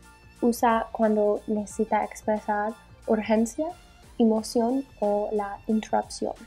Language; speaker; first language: Spanish; non-native, learner; English